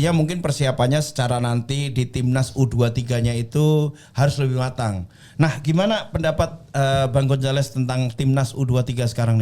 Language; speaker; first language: Indonesian; native; Indonesian